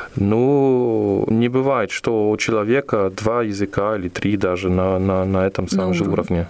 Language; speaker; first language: Russian; non-native, fluent; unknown